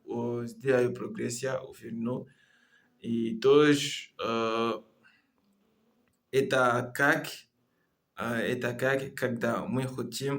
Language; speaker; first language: Russian; non-native, learner; Comorian